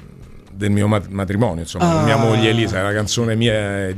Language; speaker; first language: Italian; native; Italian